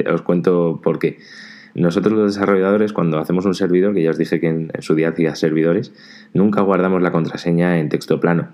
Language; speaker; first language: Spanish; native; Spanish